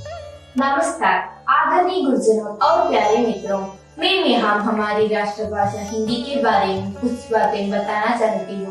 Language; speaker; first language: Hindi; non-native, local second language; Malayalam